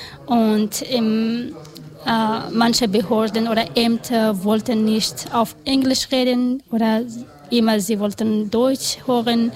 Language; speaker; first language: German; non-native, learner; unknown